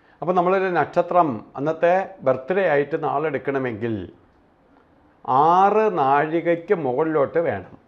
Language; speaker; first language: Malayalam; native; Malayalam